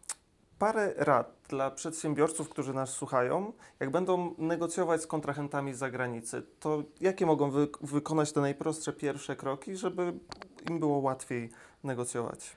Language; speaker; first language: Polish; native; Polish